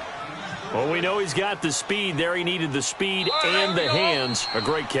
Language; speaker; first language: English; native; English